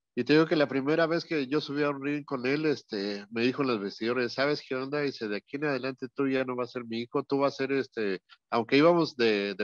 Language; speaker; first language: Spanish; native; Spanish